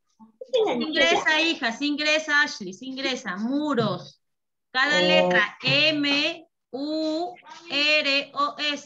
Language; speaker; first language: Spanish; native; Spanish